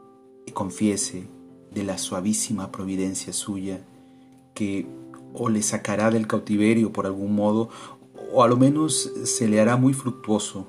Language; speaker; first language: Spanish; native; Spanish